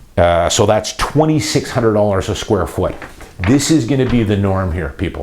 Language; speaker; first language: English; native; English